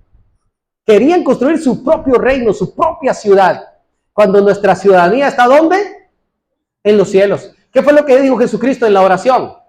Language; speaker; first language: Spanish; native; Spanish